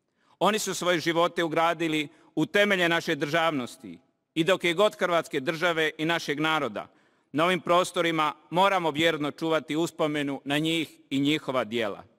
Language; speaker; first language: Bosnian; native; Bosnian